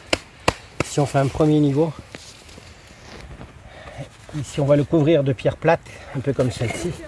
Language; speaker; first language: French; native; French